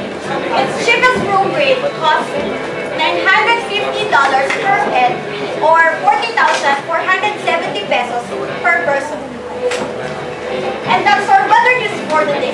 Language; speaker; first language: English; non-native, local second language; Filipino